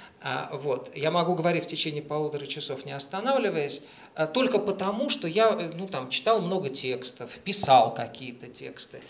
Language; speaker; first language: Russian; native; Russian